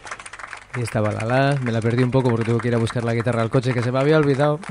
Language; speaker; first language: Spanish; native; Spanish